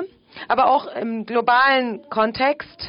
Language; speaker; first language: German; non-native, fluent; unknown